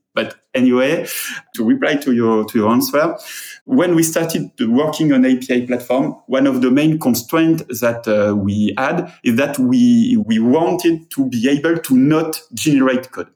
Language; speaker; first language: English; non-native, fluent; French